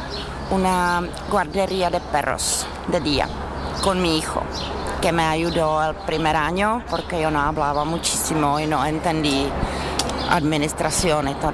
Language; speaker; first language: Spanish; non-native, learner; Czech